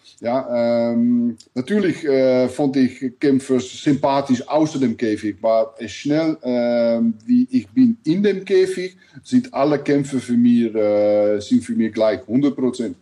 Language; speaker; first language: German; non-native, learner; Dutch